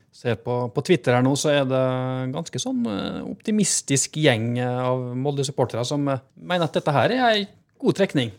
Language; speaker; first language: Norwegian; native; Norwegian